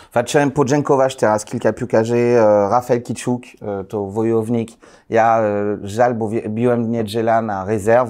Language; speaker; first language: Polish; non-native, learner; French